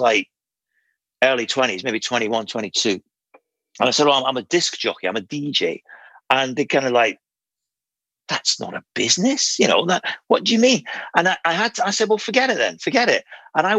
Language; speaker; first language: English; native; English